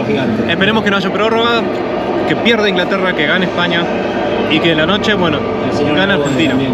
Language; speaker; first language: Spanish; native; Spanish